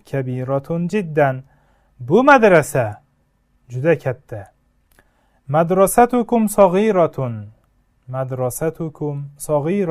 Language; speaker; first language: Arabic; non-native, fluent; Uzbek